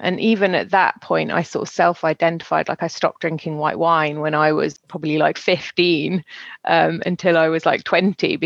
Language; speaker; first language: English; native; English